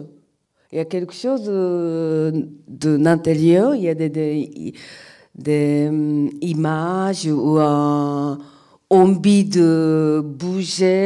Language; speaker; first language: French; non-native, learner; Japanese